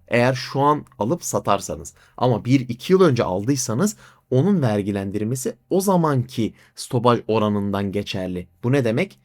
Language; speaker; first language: Turkish; native; Turkish